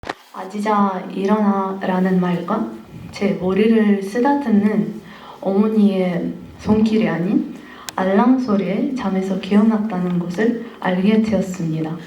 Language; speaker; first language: Korean; non-native, fluent; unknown